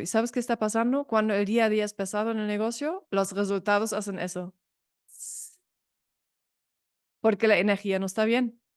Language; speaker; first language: Spanish; non-native, fluent; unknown